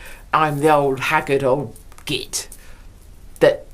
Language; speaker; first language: English; native; English